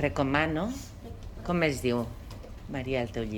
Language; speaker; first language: Catalan; native; Catalan